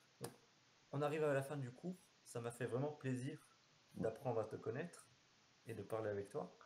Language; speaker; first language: French; native; French